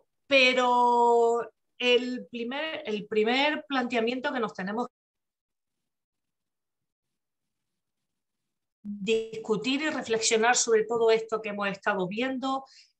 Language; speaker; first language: Spanish; native; Spanish